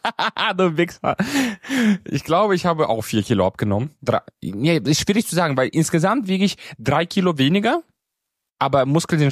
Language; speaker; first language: German; native; German